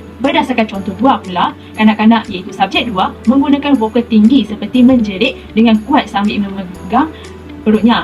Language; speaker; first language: Malay; native; Malay